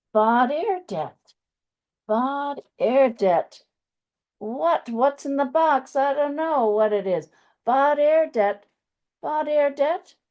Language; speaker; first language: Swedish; non-native, fluent; English